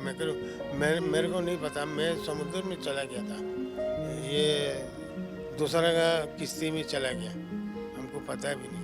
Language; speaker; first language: Hindi; non-native, local second language; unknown